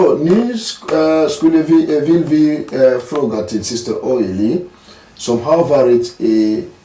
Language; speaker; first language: Swedish; non-native, learner; French